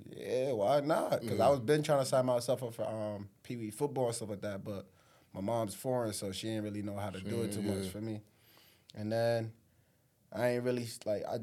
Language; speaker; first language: English; native; English